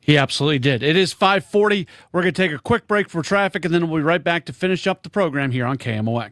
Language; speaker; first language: English; native; English